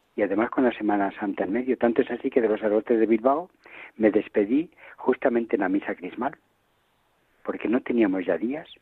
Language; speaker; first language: Spanish; native; Spanish